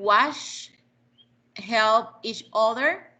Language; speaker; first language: English; non-native, learner; Spanish